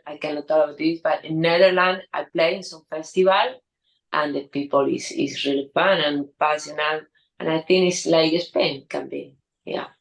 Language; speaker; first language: English; non-native, learner; Spanish